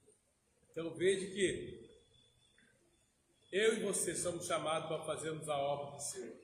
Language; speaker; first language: Portuguese; native; Portuguese